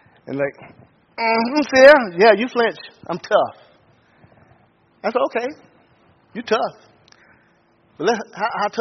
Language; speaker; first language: English; native; English